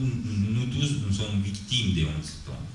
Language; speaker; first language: French; non-native, learner; Italian